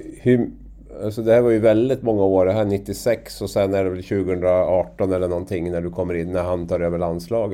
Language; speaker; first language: Swedish; native; Swedish